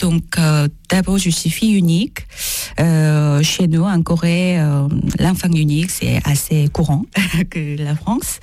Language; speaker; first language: French; non-native, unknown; Korean